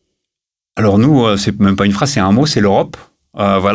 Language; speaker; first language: French; native; French